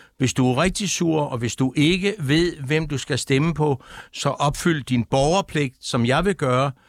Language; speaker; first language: Danish; native; Danish